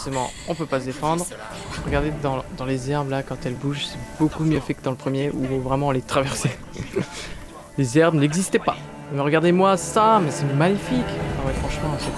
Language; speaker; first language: French; native; French